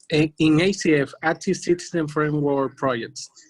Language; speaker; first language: English; non-native, learner; Spanish